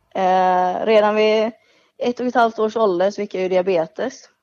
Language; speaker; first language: Swedish; native; Swedish